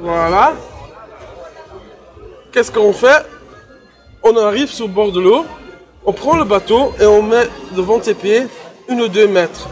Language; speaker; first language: French; non-native, learner; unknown